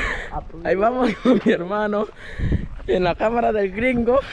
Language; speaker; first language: Spanish; native; Spanish